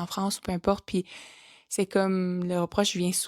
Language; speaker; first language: French; native; French